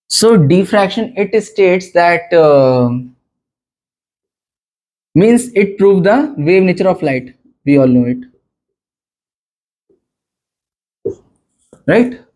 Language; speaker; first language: English; non-native, local second language; Hindi